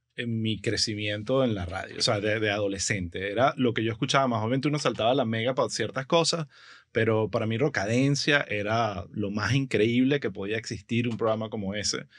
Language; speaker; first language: Spanish; native; Spanish